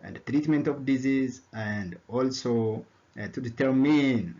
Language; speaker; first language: English; non-native, local second language; Amharic